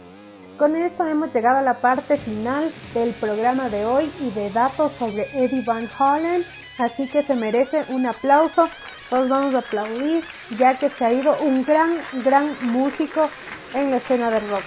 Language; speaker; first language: Spanish; native; Spanish